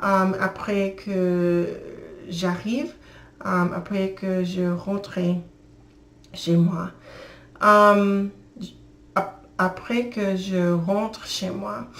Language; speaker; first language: French; non-native, learner; English